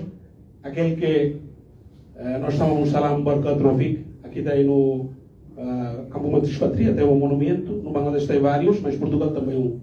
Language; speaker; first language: Portuguese; non-native, learner; Bangla